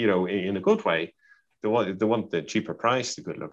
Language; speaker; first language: English; native; English